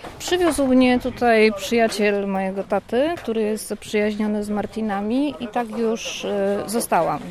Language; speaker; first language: Polish; native; Polish